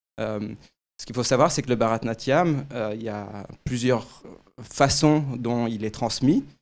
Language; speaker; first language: French; native; French